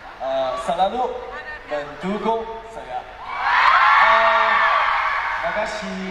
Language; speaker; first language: Indonesian; non-native, learner; Chinese